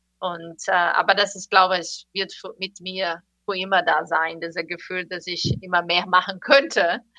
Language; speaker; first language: German; non-native, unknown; Portuguese